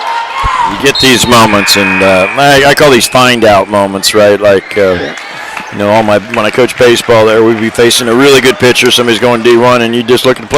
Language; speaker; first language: English; native; English